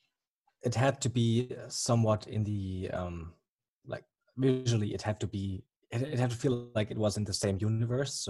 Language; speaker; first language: English; non-native, fluent; German